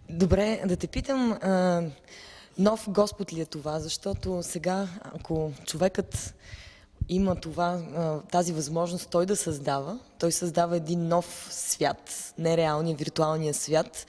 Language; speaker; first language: Bulgarian; native; Bulgarian